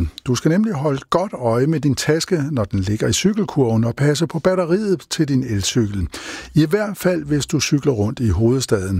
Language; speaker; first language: Danish; native; Danish